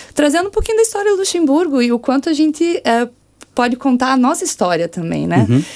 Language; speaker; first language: Portuguese; native; Portuguese